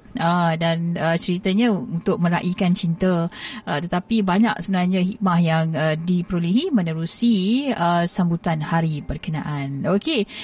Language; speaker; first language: Malay; native; Malay